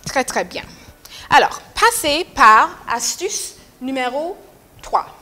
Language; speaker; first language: French; non-native, fluent; English